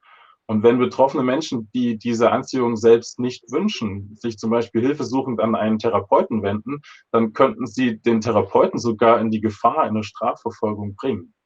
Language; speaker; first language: German; native; German